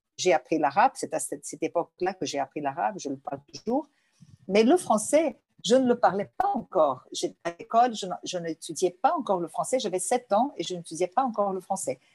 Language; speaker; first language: French; non-native, fluent; Portuguese